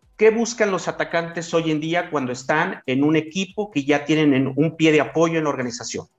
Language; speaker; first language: Spanish; native; Spanish